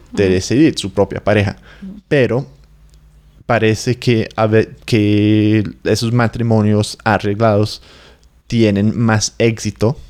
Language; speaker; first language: Spanish; non-native, fluent; English